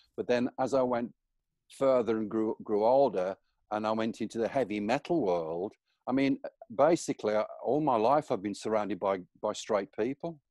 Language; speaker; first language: English; native; English